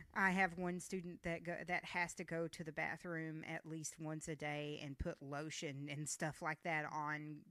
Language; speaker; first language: English; native; English